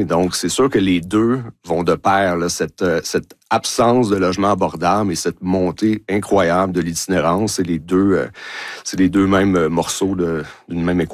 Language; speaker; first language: French; native; French